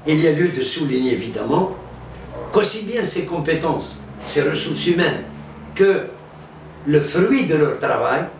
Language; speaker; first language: French; non-native, local second language; Arabic